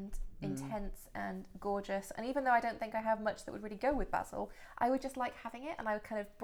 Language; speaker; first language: English; native; English